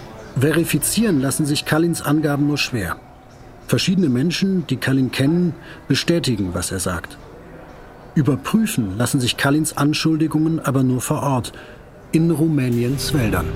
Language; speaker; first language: German; native; German